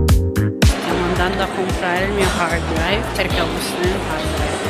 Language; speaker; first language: Italian; early bilingual, other home language; Filipino